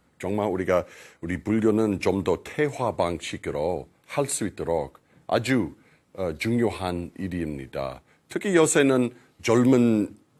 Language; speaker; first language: Korean; non-native, fluent; English